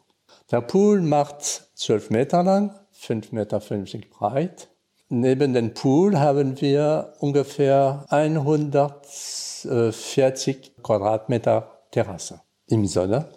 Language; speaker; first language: German; non-native, learner; French